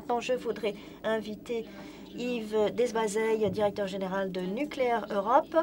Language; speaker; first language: French; non-native, fluent; Polish